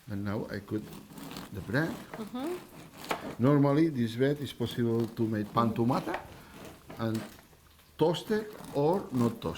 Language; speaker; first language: English; non-native, learner; Catalan